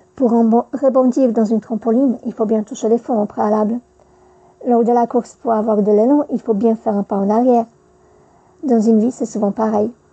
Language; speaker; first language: French; non-native, fluent; Polish